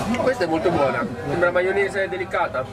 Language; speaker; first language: Italian; native; Italian